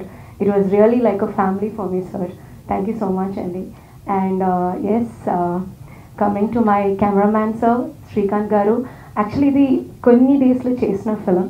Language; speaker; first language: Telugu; non-native, learner; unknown